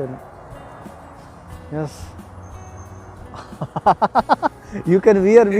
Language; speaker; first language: English; non-native, local second language; Hindi